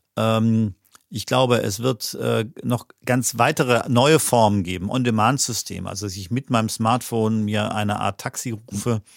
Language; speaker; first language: German; native; German